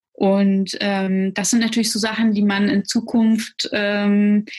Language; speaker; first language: German; early bilingual, other home language; Russian